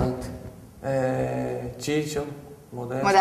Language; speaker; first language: Italian; non-native, fluent; Portuguese